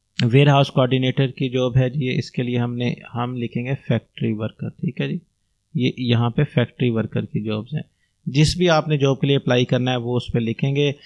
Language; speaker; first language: Hindi; non-native, local second language; Punjabi